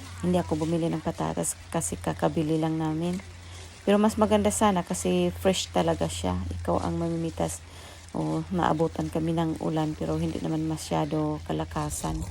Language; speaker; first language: Filipino; non-native, local second language; Cebuano